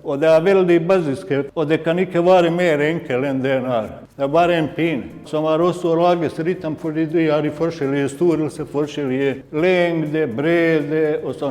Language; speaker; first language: Norwegian; non-native, fluent; Bosnian